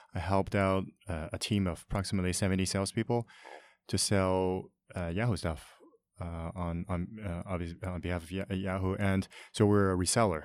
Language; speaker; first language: English; non-native, local second language; Cantonese